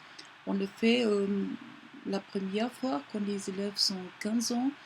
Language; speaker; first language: French; non-native, fluent; German